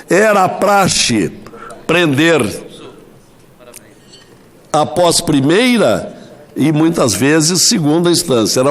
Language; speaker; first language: Portuguese; native; Portuguese